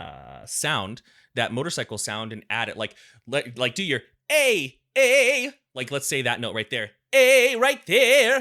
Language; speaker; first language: English; native; English